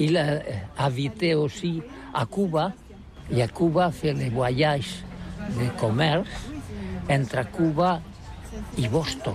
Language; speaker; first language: French; non-native, learner; Catalan